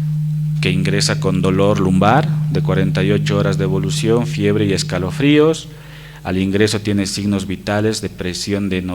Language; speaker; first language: Spanish; native; Spanish